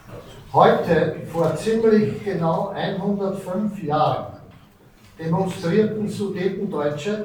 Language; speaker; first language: German; native; German